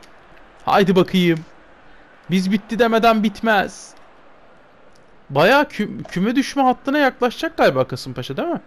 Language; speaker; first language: Turkish; native; Turkish